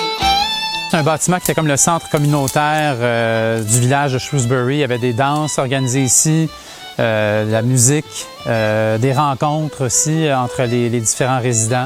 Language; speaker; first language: French; native; French